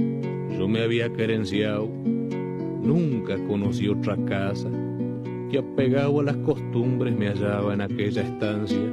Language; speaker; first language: Spanish; native; Spanish